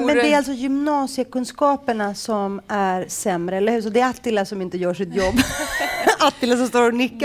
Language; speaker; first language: Swedish; native; Swedish